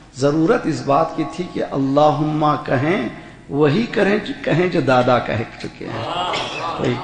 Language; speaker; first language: Urdu; native; Urdu